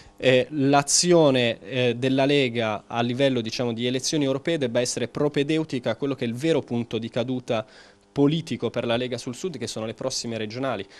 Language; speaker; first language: Italian; native; Italian